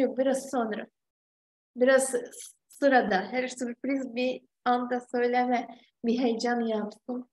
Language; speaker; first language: Turkish; non-native, fluent; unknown